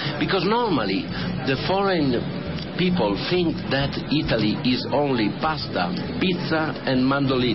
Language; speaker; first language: English; non-native, learner; Italian